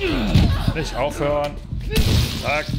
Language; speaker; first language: German; native; German